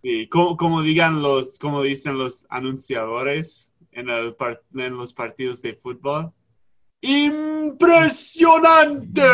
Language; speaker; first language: Spanish; non-native, learner; English